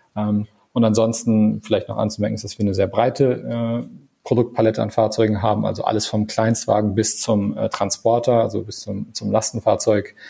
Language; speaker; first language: German; non-native, fluent; English